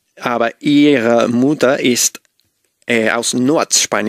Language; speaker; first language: German; non-native, learner; Spanish